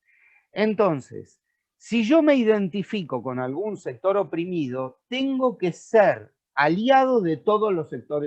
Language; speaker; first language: Spanish; native; Spanish